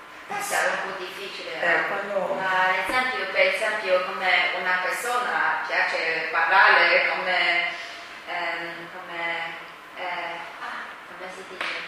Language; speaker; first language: Italian; non-native, learner; Chinese